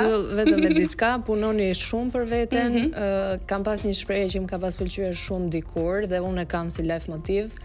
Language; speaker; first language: Albanian; native; Albanian